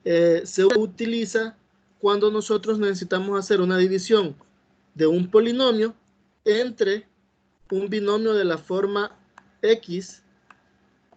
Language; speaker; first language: Spanish; native; Spanish